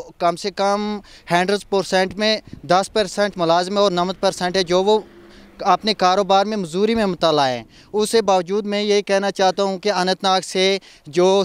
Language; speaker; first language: Hindi; non-native, local second language; Kashmiri